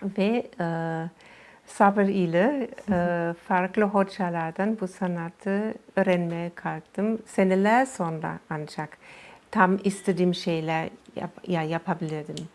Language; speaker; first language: Turkish; non-native, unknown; German